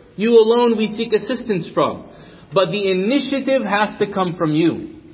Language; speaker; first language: English; native; English